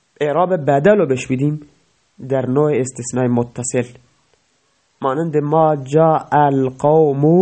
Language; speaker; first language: Persian; non-native, local second language; Baluchi